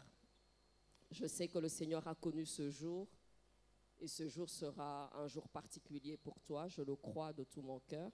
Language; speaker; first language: French; non-native, local second language; Lingala